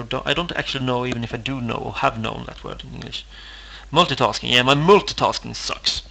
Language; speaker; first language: English; non-native, fluent; Swedish